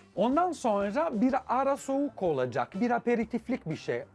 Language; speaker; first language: Turkish; non-native, fluent; Italian